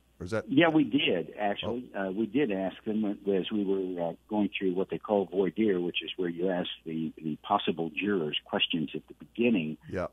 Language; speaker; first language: English; native; English